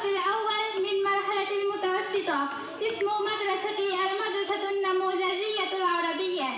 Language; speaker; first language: Arabic; non-native, learner; Bangla